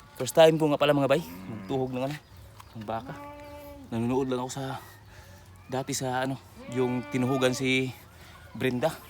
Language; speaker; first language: Filipino; non-native, local second language; Cebuano